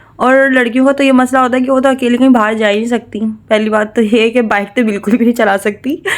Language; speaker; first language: Urdu; native; Urdu